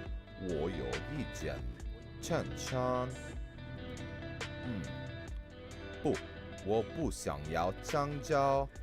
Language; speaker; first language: Chinese; non-native, learner; English